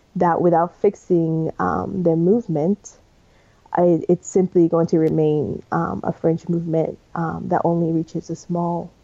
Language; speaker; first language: English; early bilingual, other home language; Spanish